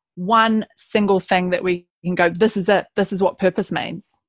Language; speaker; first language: English; native; English